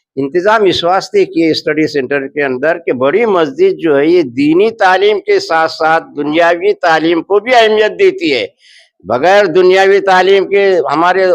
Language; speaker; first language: Hindi; non-native, local second language; Urdu